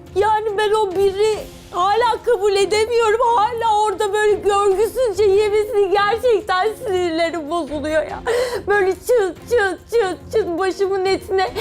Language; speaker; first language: Turkish; native; Turkish